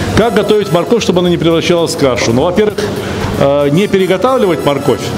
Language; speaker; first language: Russian; native; Russian